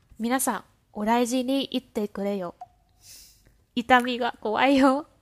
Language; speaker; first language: Japanese; non-native, fluent; Vietnamese